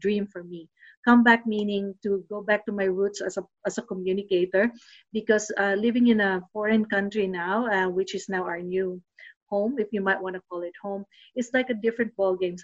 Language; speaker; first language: English; non-native, local second language; Filipino